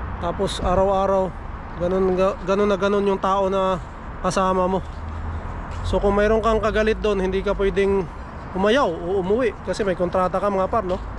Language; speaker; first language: Filipino; non-native, local second language; Cebuano